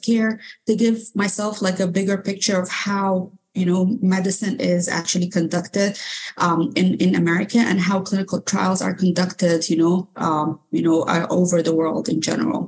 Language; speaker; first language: English; non-native, fluent; Arabic